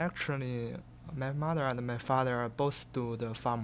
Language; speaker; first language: English; non-native, learner; Chinese